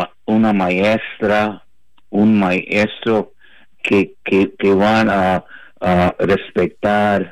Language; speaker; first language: Spanish; early bilingual, heritage; Spanish